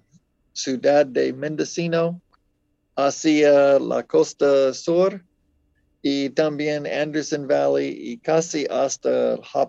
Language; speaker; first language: Spanish; non-native, fluent; English